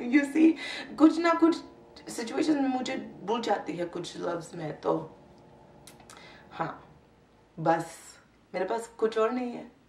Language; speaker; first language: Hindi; non-native, learner; English